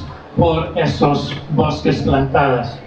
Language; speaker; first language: Spanish; non-native, learner; English